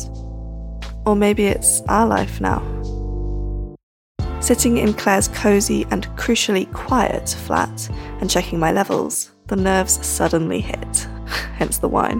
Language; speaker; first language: English; native; English